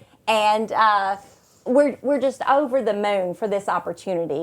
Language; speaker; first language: English; native; English